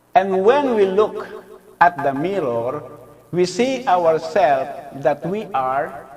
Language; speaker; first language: English; non-native, local second language; Filipino